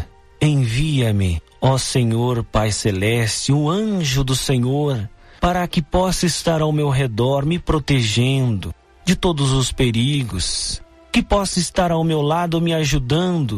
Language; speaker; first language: Portuguese; native; Portuguese